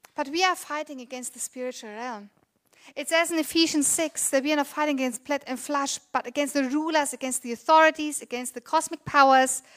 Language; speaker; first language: English; non-native, fluent; German